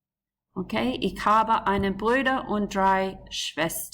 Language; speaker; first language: German; non-native, fluent; English